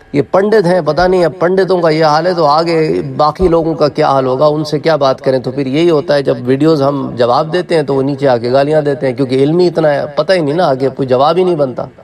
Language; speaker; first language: Urdu; non-native, local second language; Punjabi